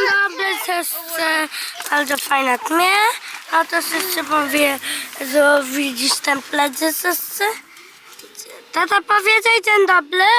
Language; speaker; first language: Polish; early bilingual, heritage; Polish